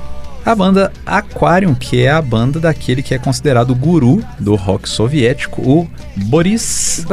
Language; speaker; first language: Portuguese; native; Portuguese